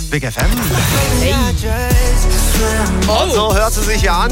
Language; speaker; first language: German; native; German